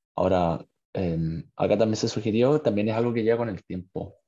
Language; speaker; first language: Spanish; native; Spanish